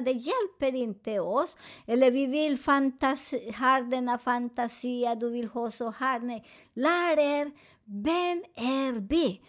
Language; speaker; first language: Swedish; non-native, fluent; Spanish